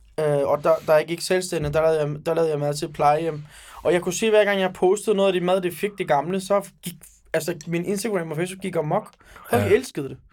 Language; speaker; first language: Danish; early bilingual, other home language; Turkish